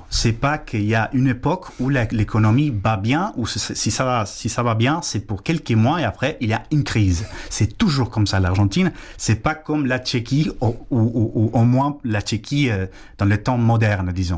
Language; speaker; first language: French; non-native, fluent; Spanish